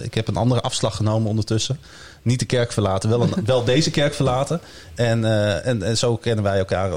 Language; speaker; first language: Dutch; native; Dutch